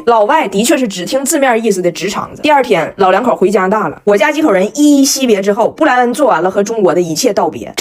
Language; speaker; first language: Chinese; native; Chinese